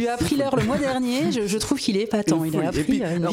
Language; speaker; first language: French; native; French